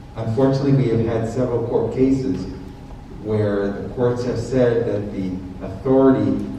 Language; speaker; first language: English; early bilingual, other home language; Spanish